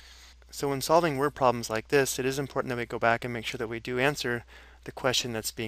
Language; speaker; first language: English; native; English